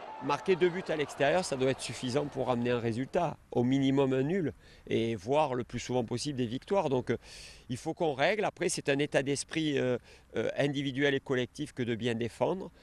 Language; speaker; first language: French; native; French